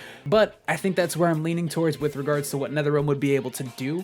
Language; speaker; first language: English; native; English